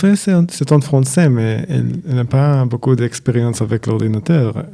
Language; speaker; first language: French; non-native, learner; Hebrew